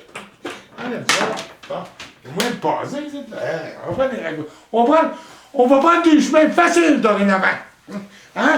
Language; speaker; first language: French; native; French